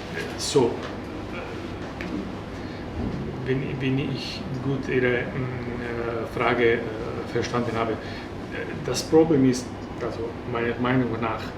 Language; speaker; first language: German; non-native, fluent; Italian